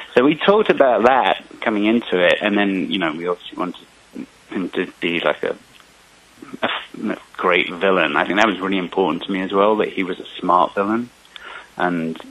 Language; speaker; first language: English; native; English